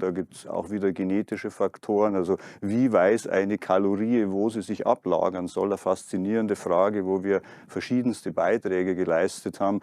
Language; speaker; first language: German; native; German